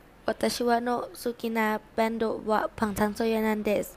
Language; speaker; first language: Japanese; non-native, learner; Thai